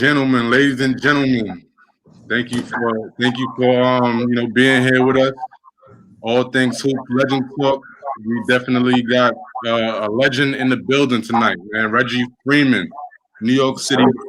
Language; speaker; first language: English; native; English